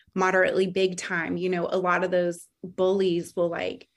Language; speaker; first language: English; native; English